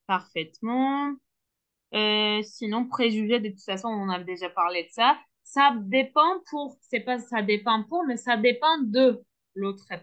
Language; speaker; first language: French; non-native, fluent; Turkish